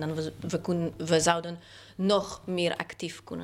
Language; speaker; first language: Dutch; non-native, fluent; Polish